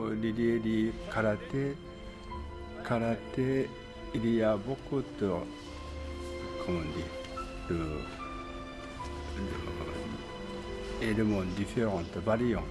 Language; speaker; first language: French; non-native, learner; Japanese